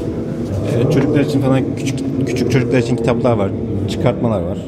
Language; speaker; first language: Turkish; native; Turkish